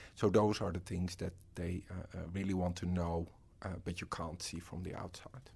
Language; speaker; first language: English; non-native, fluent; Dutch